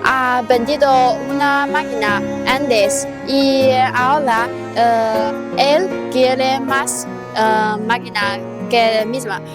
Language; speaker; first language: Spanish; non-native, learner; Chinese